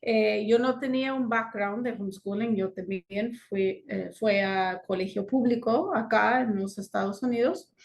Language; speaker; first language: Spanish; non-native, fluent; English